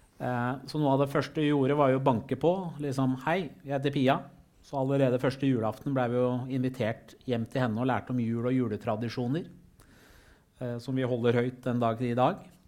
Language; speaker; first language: Norwegian; early bilingual, other home language; Persian